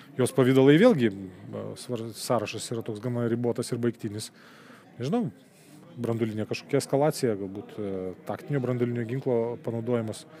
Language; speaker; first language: Lithuanian; native; Lithuanian